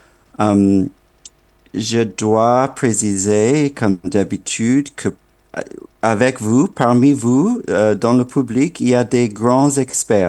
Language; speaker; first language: French; non-native, fluent; English